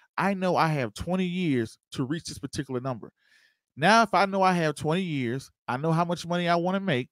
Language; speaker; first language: English; native; English